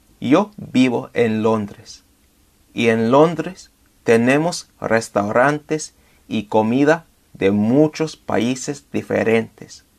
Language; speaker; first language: Spanish; non-native, fluent; English